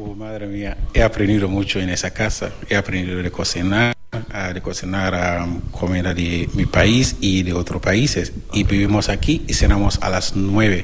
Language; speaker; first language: Spanish; non-native, learner; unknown